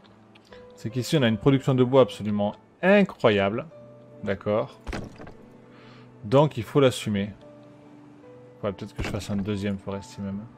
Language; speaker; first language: French; native; French